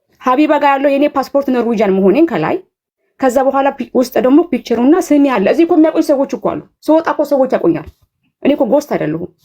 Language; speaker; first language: Amharic; native; Amharic